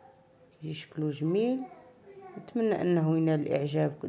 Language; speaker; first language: Arabic; native; Arabic